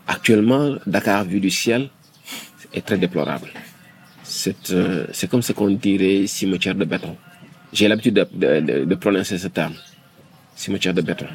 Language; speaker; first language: French; non-native, local second language; Wolof